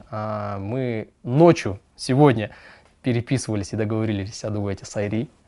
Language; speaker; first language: Russian; non-native, local second language; Kyrgyz